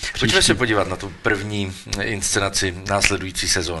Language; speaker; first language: Czech; native; Czech